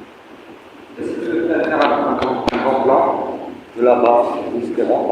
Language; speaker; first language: French; native; French